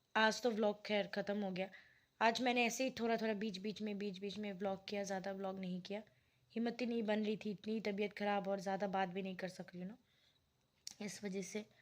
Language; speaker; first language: Hindi; non-native, local second language; Assamese